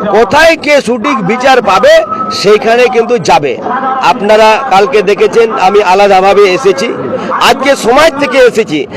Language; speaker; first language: Bangla; non-native, local second language; Santali